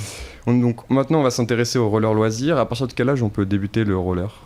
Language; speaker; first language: French; native; French